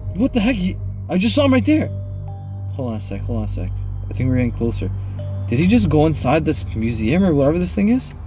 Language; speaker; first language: English; native; English